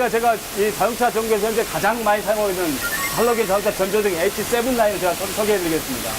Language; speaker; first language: Korean; native; Korean